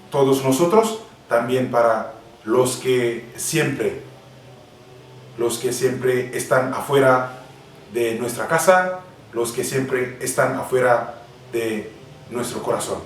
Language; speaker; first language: Spanish; non-native, fluent; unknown